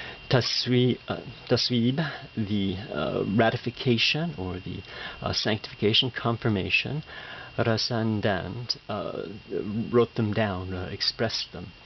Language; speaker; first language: English; native; English